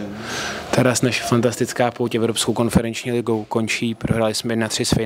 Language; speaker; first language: Czech; native; Czech